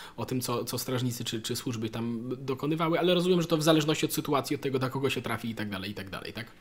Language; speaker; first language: Polish; native; Polish